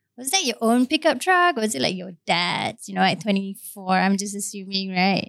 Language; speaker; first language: English; non-native, local second language; Malay